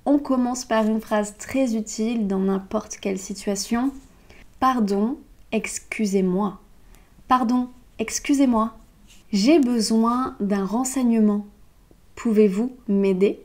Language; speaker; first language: French; native; French